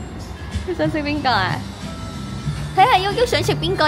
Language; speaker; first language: Cantonese; native; Cantonese